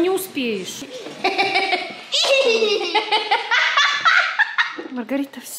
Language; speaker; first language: Russian; native; Russian